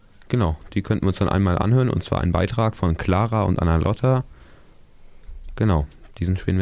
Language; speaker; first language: German; native; German